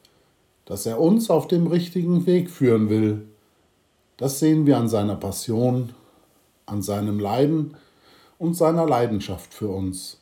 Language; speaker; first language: German; native; German